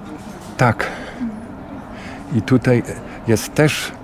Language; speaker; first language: Polish; non-native, fluent; German